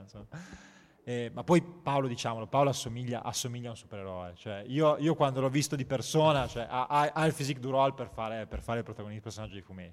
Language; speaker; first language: Italian; native; Italian